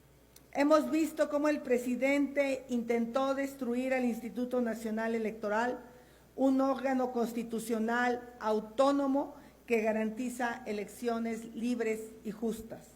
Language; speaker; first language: Spanish; native; Spanish